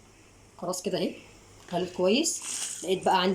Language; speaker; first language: Arabic; native; Arabic